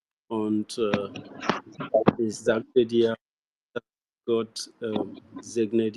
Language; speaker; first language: German; non-native, learner; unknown